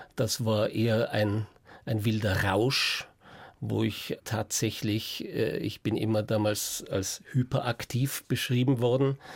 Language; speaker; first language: German; native; German